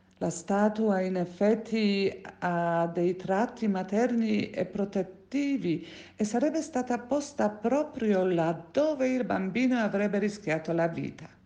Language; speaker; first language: Italian; non-native, fluent; Polish